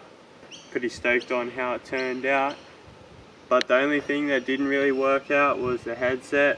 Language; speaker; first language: English; native; English